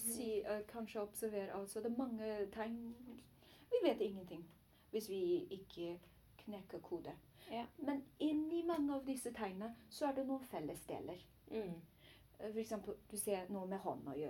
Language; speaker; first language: Norwegian; non-native, learner; Chinese